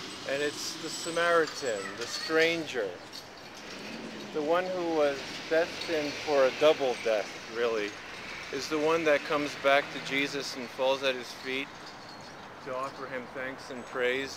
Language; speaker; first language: English; early bilingual, other home language; Latvian